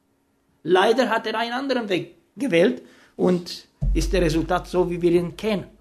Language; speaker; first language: German; non-native, fluent; Romanian